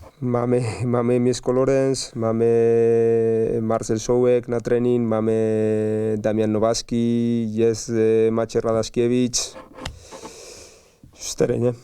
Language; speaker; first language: Polish; non-native, learner; Spanish